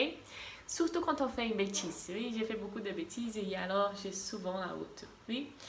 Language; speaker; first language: French; non-native, fluent; Portuguese